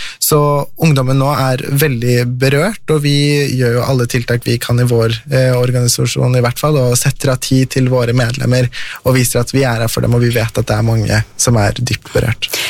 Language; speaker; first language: Norwegian; early bilingual, other home language; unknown